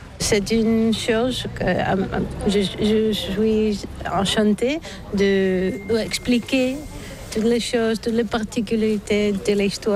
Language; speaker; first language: French; non-native, learner; Bulgarian